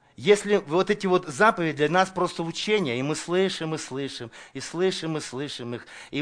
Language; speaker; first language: Russian; native; Russian